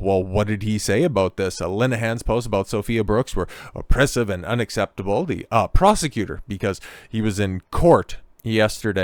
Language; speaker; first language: English; native; English